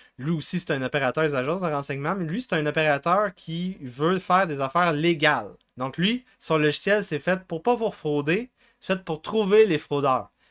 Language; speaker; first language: French; native; French